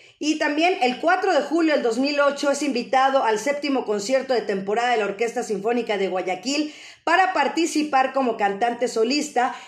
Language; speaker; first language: Spanish; native; Spanish